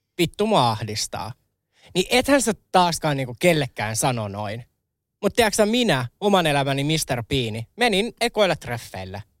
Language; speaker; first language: Finnish; native; Finnish